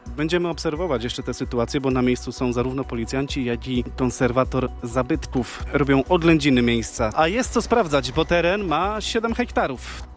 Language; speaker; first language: Polish; native; Polish